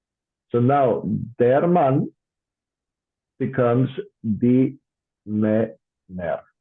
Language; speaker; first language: German; non-native, fluent; English